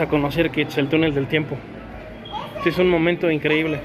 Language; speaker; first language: Spanish; native; Spanish